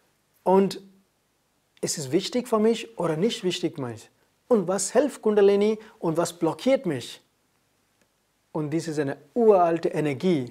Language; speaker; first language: German; non-native, learner; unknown